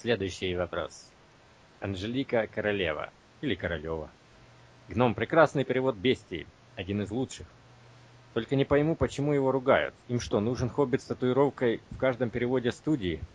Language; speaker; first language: Russian; native; Russian